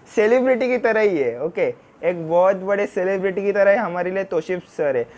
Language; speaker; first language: Hindi; non-native, local second language; Marathi